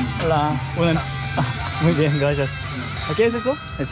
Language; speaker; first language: Spanish; non-native, learner; Korean